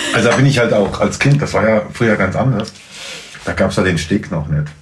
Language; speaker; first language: German; native; German